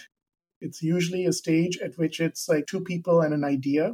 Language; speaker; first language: English; non-native, local second language; Hindi